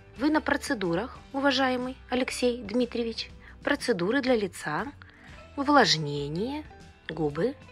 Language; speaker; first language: Russian; native; Russian